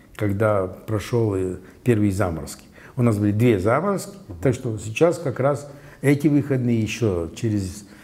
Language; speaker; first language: Russian; non-native, local second language; Latvian